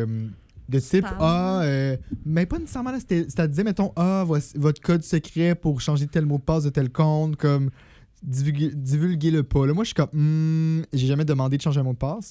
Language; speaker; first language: French; native; French